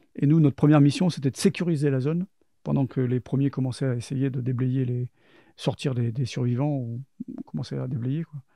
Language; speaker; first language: French; native; French